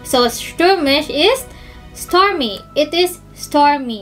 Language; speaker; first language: English; non-native, local second language; Filipino